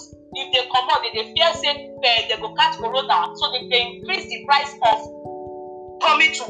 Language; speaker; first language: Nigerian Pidgin; non-native, local second language; Yoruba